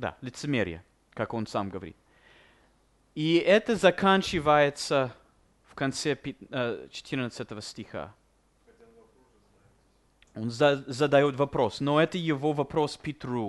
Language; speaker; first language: Russian; non-native, fluent; English